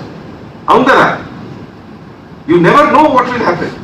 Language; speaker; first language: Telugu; non-native, fluent; Hindi